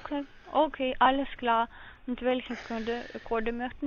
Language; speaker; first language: German; non-native, learner; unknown